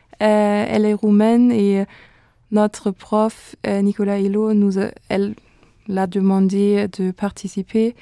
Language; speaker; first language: French; non-native, fluent; German